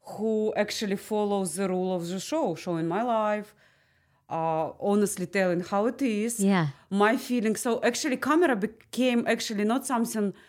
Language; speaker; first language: English; non-native, learner; Ukrainian